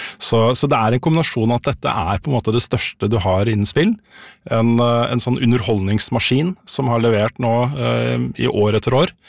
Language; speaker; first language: Norwegian; native; Norwegian